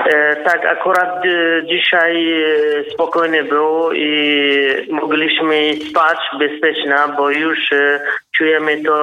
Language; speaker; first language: Polish; non-native, learner; Kurdish